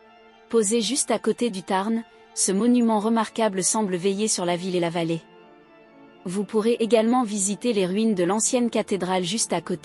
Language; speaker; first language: French; native; French